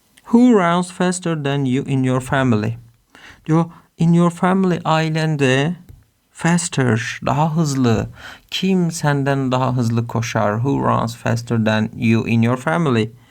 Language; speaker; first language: English; non-native, fluent; Turkish